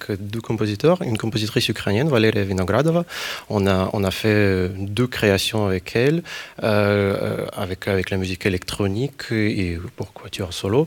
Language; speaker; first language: French; non-native, fluent; Ukrainian